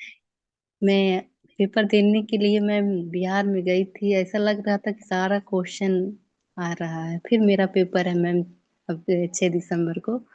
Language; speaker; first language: Hindi; native; Hindi